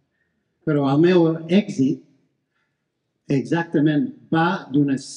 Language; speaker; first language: Catalan; non-native, fluent; English